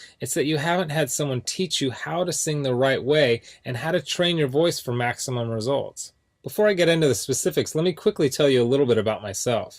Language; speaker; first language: English; native; English